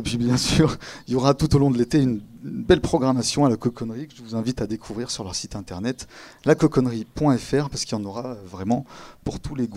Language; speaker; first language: French; native; French